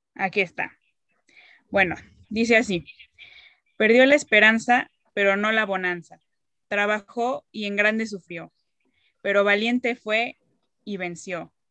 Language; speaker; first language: Spanish; native; Spanish